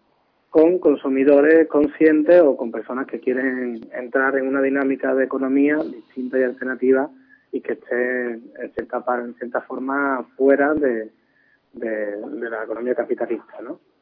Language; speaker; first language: Spanish; native; Spanish